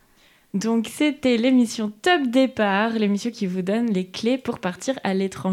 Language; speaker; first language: French; native; French